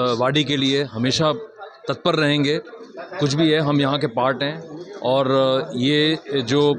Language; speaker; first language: Hindi; native; Hindi